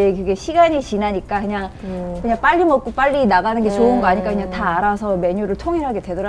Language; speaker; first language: Korean; native; Korean